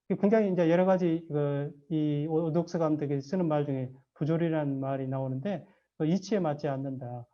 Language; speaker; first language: Korean; native; Korean